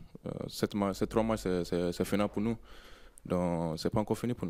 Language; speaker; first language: French; non-native, learner; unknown